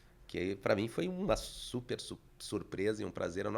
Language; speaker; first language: Portuguese; native; Portuguese